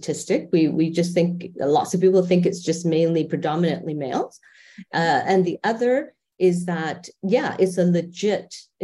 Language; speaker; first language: English; native; English